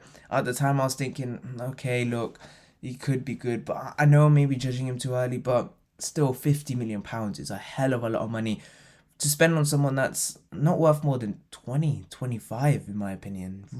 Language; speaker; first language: English; native; English